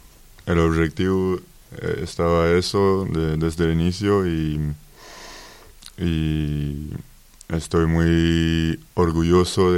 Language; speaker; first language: Spanish; non-native, fluent; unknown